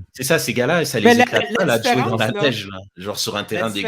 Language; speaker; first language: French; native; French